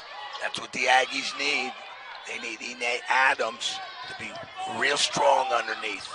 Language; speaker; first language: English; native; English